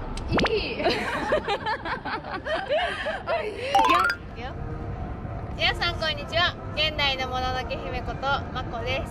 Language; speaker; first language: Japanese; native; Japanese